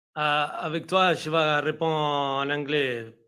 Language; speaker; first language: French; non-native, fluent; Spanish